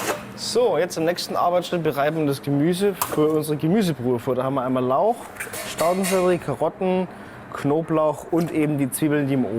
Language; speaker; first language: German; native; German